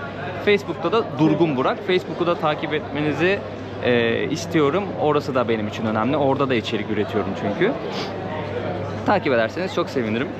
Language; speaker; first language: Turkish; native; Turkish